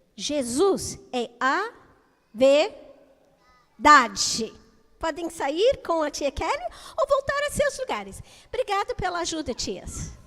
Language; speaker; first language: Portuguese; non-native, fluent; English